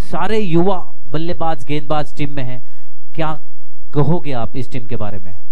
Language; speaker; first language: Hindi; non-native, local second language; Marathi